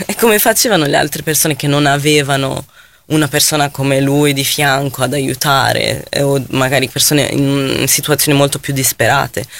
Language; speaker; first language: Italian; non-native, fluent; Arabic